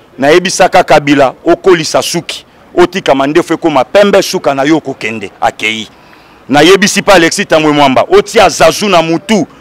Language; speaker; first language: Lingala; native; Lingala